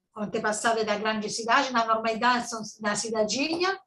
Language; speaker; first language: Portuguese; non-native, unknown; Italian